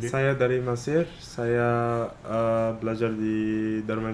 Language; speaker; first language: Indonesian; non-native, fluent; Arabic